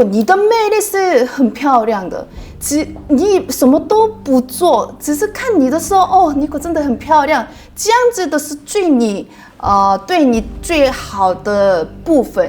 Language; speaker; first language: Chinese; non-native, fluent; Korean